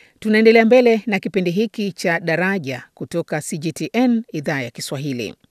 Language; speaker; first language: Swahili; native; Swahili